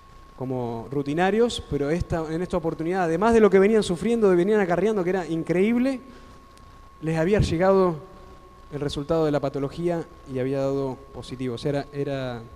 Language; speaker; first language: Spanish; native; Spanish